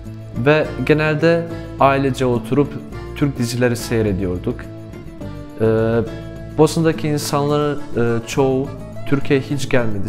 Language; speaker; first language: Turkish; non-native, fluent; Bosnian